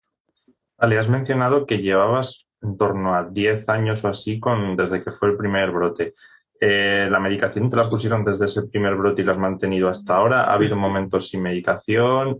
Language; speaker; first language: Spanish; native; Spanish